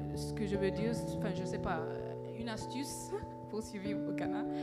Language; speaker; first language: French; early bilingual, other home language; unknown